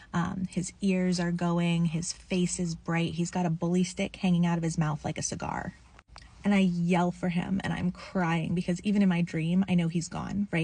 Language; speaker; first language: English; native; English